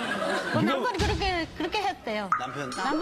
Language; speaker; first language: Korean; non-native, learner; Vietnamese